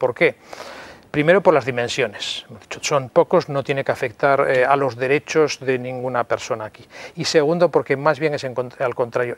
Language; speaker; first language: Spanish; native; Spanish